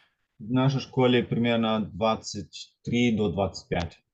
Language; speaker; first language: Russian; non-native, fluent; German